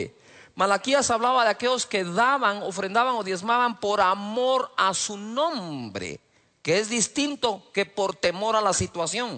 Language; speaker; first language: Spanish; native; Spanish